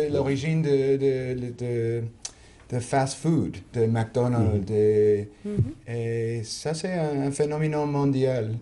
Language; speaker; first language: French; non-native, fluent; English